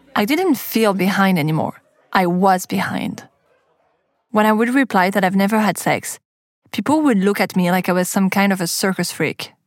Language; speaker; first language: English; non-native, fluent; French